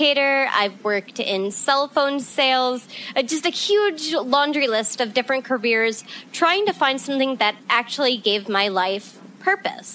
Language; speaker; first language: English; native; English